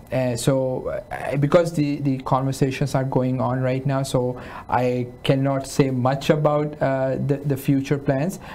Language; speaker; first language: English; non-native, local second language; Hindi